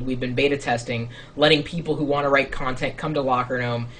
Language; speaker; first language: English; native; English